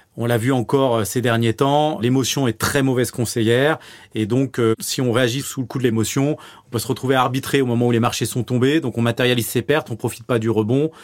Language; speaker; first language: French; native; French